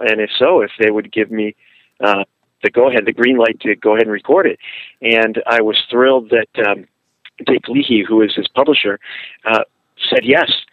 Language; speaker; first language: English; early bilingual, other home language; Spanish